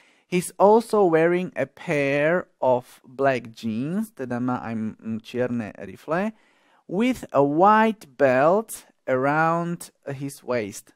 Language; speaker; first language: English; non-native, fluent; Slovak